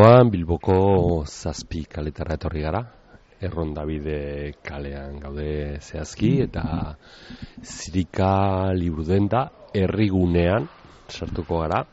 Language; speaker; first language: Basque; native; Basque